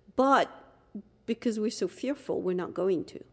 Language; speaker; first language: English; non-native, fluent; French